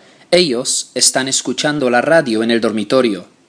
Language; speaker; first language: Spanish; non-native, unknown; English